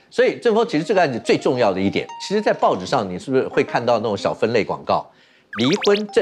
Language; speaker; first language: Chinese; native; Chinese